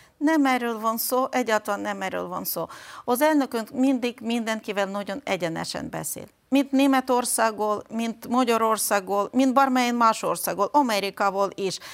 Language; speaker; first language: Hungarian; non-native, fluent; Ukrainian